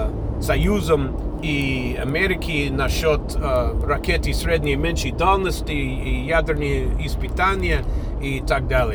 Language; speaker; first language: Russian; non-native, fluent; English